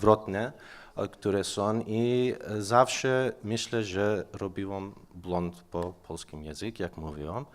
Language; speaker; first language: Polish; non-native, learner; Macedonian